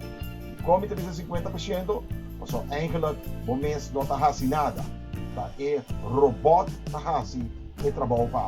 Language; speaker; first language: Portuguese; non-native, learner; Papiamento